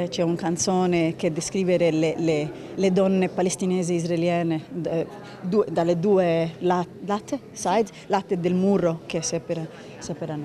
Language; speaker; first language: Italian; non-native, learner; Hebrew